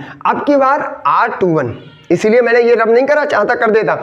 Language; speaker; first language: Hindi; native; Hindi